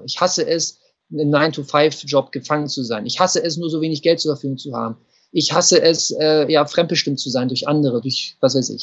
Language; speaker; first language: German; native; German